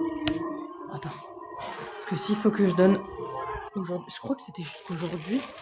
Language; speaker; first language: French; native; French